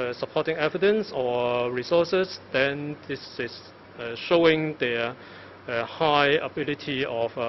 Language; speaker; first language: English; non-native, local second language; Cantonese